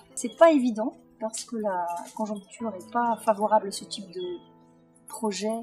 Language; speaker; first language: French; native; French